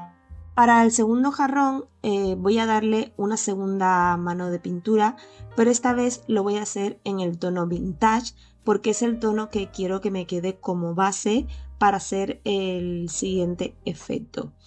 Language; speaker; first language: Spanish; native; Spanish